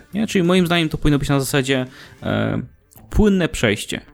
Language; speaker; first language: Polish; native; Polish